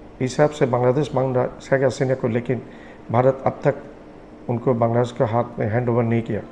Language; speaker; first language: Hindi; non-native, fluent; Bangla